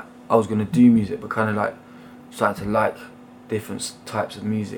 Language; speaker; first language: English; native; English